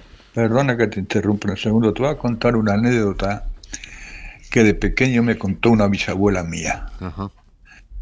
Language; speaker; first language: Spanish; native; Spanish